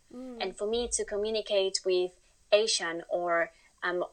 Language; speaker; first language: English; non-native, fluent; Spanish